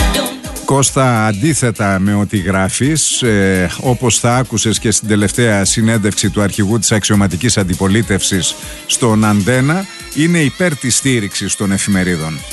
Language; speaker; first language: Greek; native; Greek